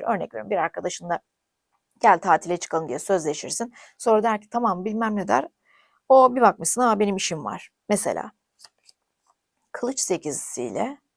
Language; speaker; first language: Turkish; native; Turkish